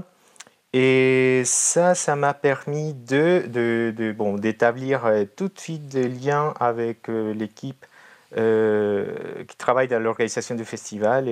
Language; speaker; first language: French; non-native, fluent; Spanish